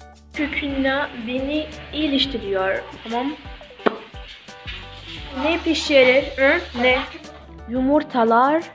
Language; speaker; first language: Turkish; non-native, learner; Arabic